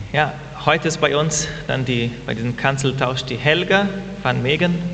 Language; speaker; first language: German; non-native, fluent; Portuguese